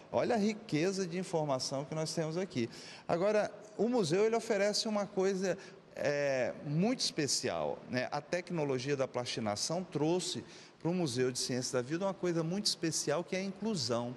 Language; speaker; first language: Portuguese; native; Portuguese